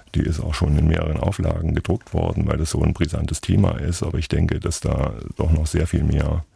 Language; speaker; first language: German; native; German